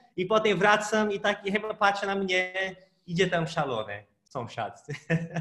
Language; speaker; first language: Polish; non-native, fluent; Portuguese